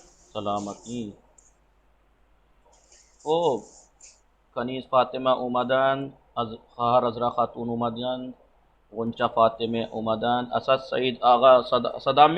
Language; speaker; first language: Persian; non-native, fluent; Urdu